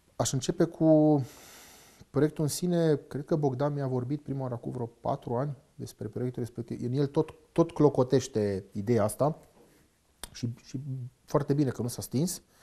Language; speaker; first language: Romanian; non-native, local second language; Hungarian